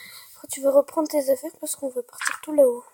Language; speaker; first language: French; native; French